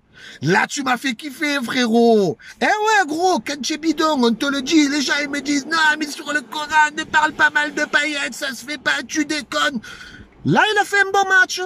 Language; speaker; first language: French; native; French